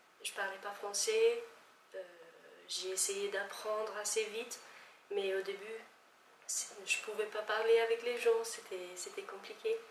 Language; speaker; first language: French; non-native, fluent; Albanian